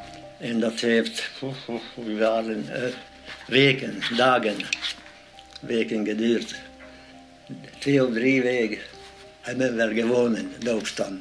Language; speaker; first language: Dutch; non-native, learner; Hungarian